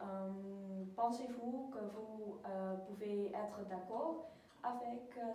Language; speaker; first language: French; non-native, learner; Dutch